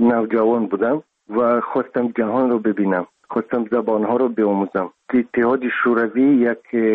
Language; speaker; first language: Persian; non-native, local second language; Russian